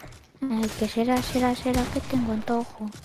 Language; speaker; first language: Spanish; native; Spanish